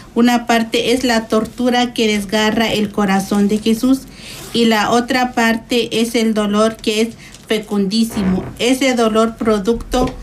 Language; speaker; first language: Spanish; native; Spanish